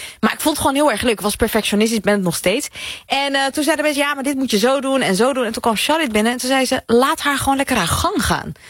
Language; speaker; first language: Dutch; early bilingual, other home language; Persian